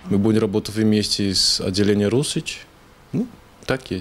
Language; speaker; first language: Russian; non-native, learner; Portuguese